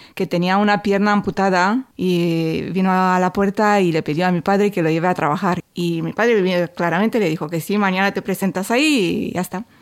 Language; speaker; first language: Spanish; non-native, fluent; Romanian